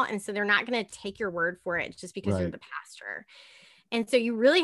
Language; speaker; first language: English; native; English